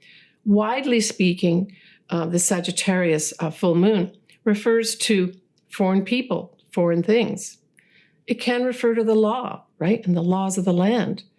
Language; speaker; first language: English; native; English